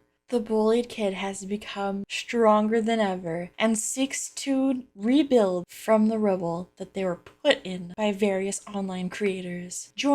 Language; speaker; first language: English; native; English